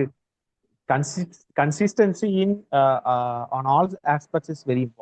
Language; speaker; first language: English; non-native, learner; Tamil